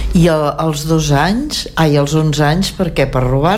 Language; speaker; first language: Catalan; native; Catalan